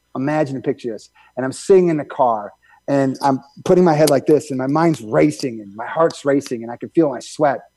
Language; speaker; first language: English; native; English